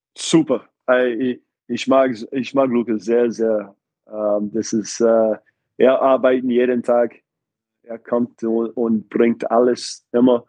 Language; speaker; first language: German; non-native, fluent; English